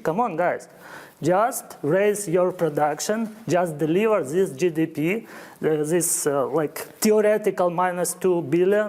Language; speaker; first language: English; non-native, fluent; Ukrainian